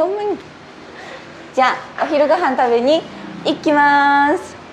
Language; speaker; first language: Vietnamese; non-native, learner; Japanese